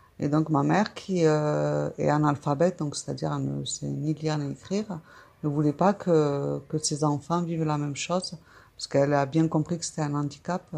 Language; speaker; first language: French; early bilingual, other home language; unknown